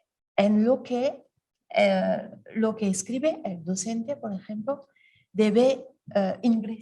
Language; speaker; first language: Spanish; non-native, learner; French